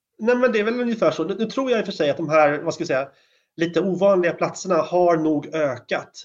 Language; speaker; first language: Swedish; native; Swedish